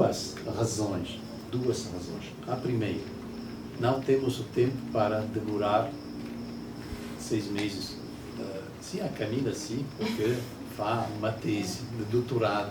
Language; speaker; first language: Portuguese; non-native, learner; Italian